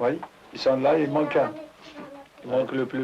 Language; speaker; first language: French; native; French